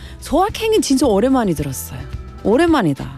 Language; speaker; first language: Korean; non-native, learner; English